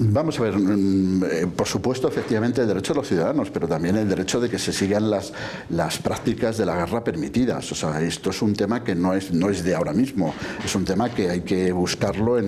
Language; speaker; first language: Spanish; native; Spanish